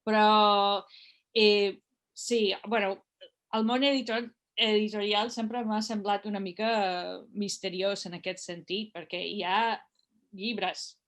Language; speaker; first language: Catalan; non-native, fluent; English